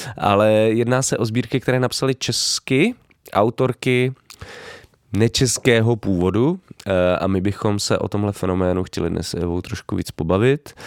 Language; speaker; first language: Czech; native; Czech